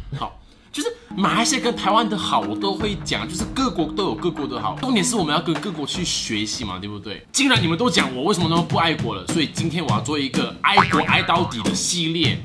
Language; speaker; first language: Chinese; native; Chinese